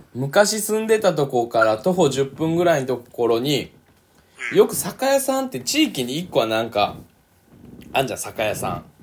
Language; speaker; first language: Japanese; native; Japanese